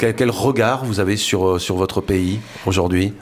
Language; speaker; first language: French; native; French